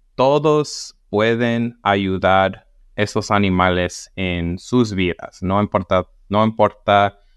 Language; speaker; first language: Spanish; early bilingual, heritage; Spanish